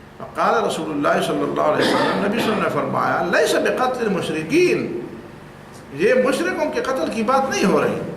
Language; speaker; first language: Urdu; non-native, local second language; Pashto